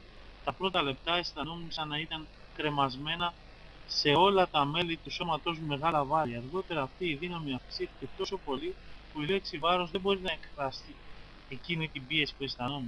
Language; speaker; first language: Greek; native; Greek